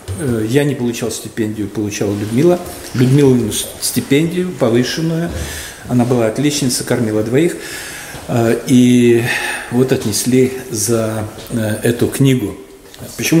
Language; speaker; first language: Russian; native; Russian